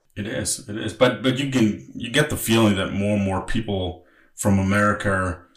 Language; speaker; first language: English; non-native, fluent; German